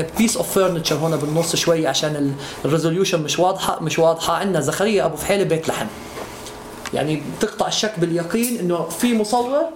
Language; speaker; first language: Arabic; native; Arabic